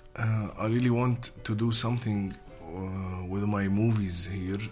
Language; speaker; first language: English; non-native, learner; Arabic